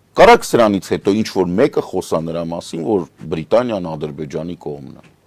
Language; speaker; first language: Armenian; native; Armenian